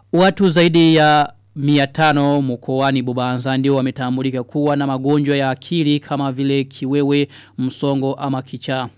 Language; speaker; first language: Swahili; non-native, local second language; Rundi